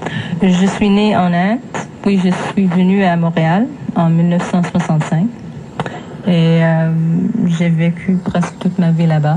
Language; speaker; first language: French; non-native, fluent; English